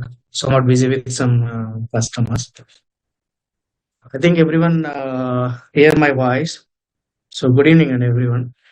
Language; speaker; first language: English; non-native, local second language; Telugu